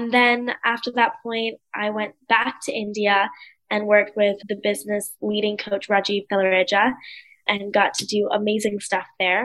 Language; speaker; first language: English; native; English